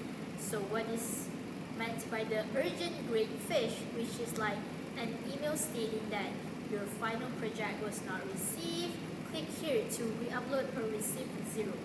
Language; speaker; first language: English; non-native, local second language; Malay